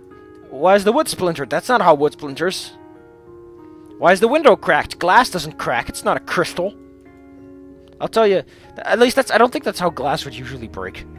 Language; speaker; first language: English; non-native, fluent; Dutch